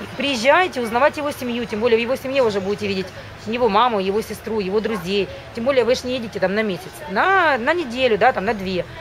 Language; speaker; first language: Russian; native; Russian